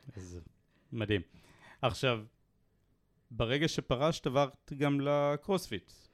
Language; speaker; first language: Hebrew; native; Hebrew